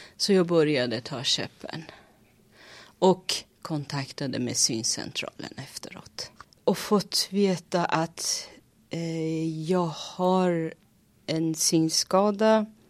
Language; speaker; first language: Swedish; non-native, fluent; Persian